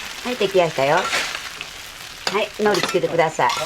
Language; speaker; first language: Japanese; native; Japanese